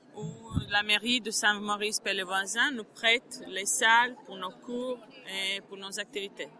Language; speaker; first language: French; non-native, fluent; Croatian